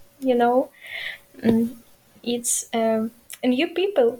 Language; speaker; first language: English; non-native, learner; Ukrainian